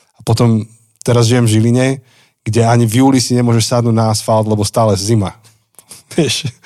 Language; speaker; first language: Slovak; native; Slovak